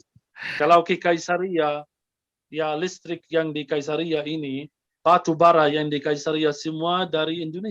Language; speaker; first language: Indonesian; non-native, fluent; Arabic